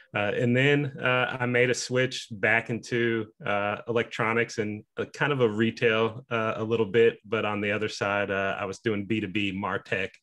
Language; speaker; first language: English; native; English